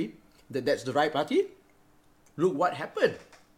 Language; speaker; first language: English; non-native, local second language; Malay